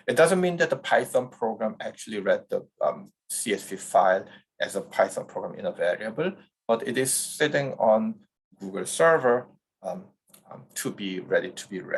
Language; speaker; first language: English; non-native, fluent; Korean